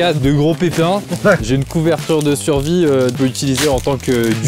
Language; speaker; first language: French; native; French